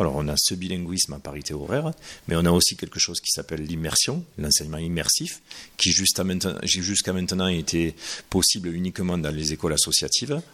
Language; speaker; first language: French; native; French